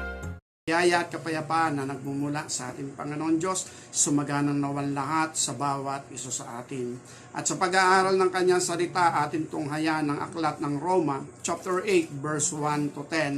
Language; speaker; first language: Filipino; native; Filipino